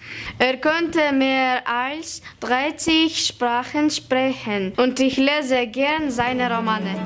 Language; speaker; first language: German; non-native, learner; Kyrgyz